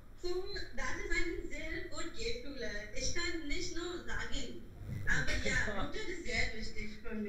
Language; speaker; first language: German; non-native, learner; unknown